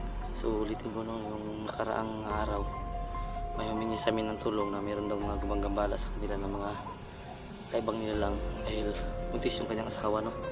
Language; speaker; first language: Filipino; non-native, local second language; Cebuano